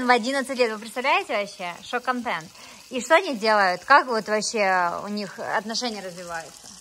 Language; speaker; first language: Russian; native; Russian